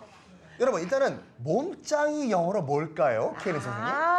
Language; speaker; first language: Korean; native; Korean